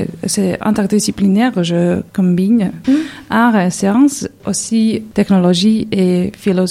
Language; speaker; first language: French; non-native, learner; Serbian